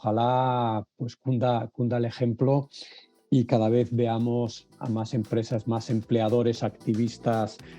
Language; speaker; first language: Spanish; native; Spanish